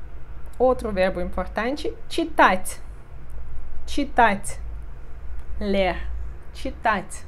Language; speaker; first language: Russian; non-native, fluent; Portuguese